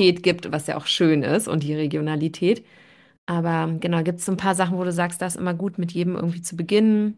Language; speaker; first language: German; native; German